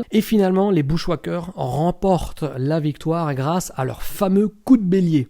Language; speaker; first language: French; native; French